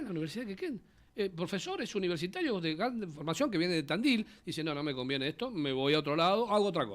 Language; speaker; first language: Spanish; native; Spanish